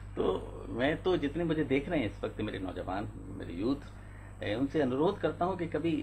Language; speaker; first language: Hindi; native; Hindi